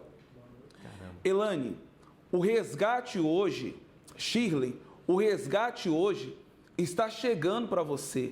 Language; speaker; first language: Portuguese; native; Portuguese